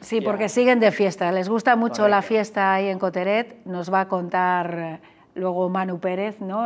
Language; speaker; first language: Spanish; native; Spanish